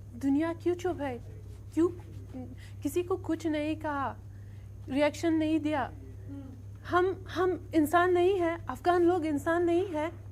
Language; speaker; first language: Hindi; non-native, learner; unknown